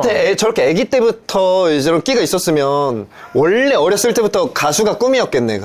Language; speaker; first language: Korean; native; Korean